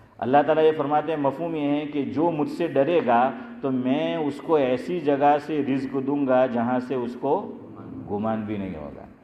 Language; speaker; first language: Urdu; non-native, local second language; Gujarati